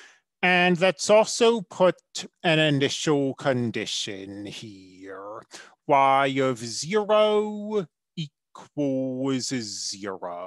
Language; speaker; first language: English; native; English